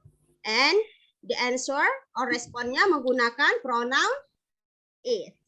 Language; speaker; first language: English; non-native, fluent; Indonesian